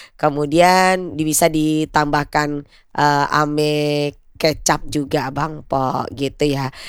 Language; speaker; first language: Indonesian; native; Indonesian